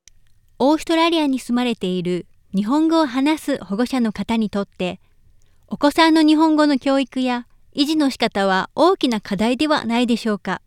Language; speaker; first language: Japanese; native; Japanese